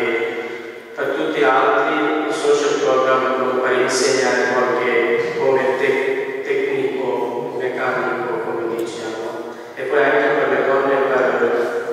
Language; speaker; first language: Italian; non-native, fluent; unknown